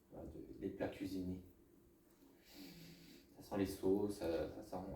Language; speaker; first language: French; native; French